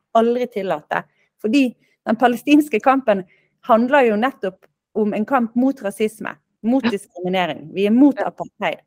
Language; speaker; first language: Norwegian; native; Norwegian